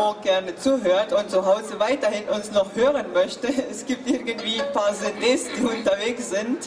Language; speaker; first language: German; non-native, fluent; Spanish